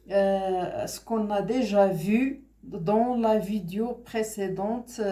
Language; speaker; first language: French; non-native, local second language; Arabic